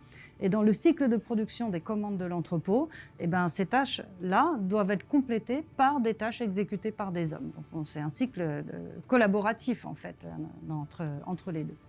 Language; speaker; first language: French; native; French